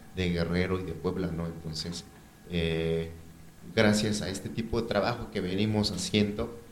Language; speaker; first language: Spanish; non-native, local second language; Mixtepec Mixtec